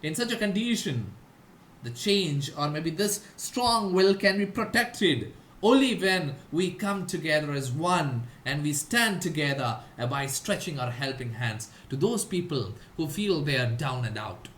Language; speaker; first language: English; non-native, local second language; Malayalam